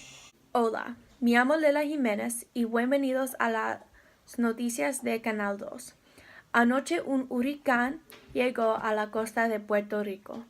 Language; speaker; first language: Spanish; non-native, learner; English